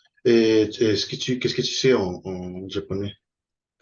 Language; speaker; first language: French; non-native, learner; Spanish